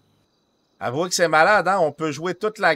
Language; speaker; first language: French; native; French